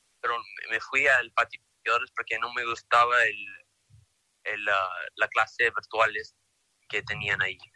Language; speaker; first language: Spanish; early bilingual, heritage; Spanish